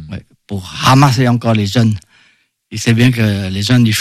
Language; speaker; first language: French; non-native, fluent; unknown